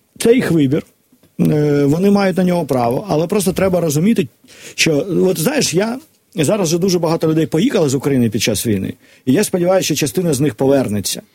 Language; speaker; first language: Ukrainian; non-native, local second language; Russian